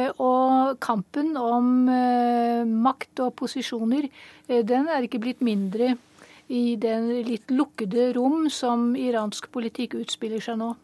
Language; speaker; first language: Norwegian; native; Norwegian